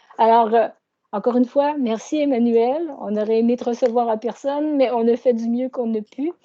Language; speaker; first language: French; native; French